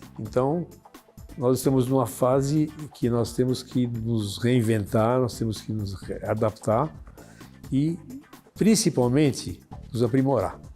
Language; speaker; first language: Portuguese; early bilingual, other home language; Arabic